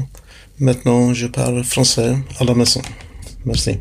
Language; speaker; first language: French; non-native, fluent; Swedish